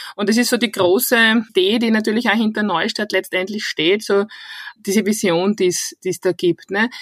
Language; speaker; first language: German; native; German